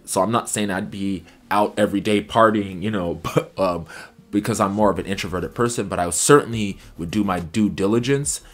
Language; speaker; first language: English; native; English